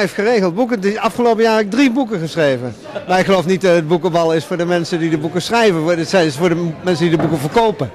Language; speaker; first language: Dutch; native; Dutch